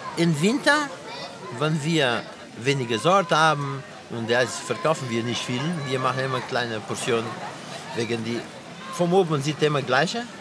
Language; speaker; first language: German; non-native, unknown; Portuguese